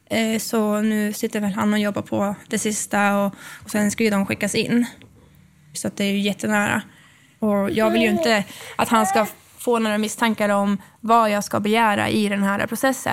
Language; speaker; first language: Swedish; native; Swedish